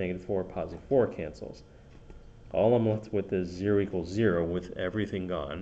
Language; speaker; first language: English; native; English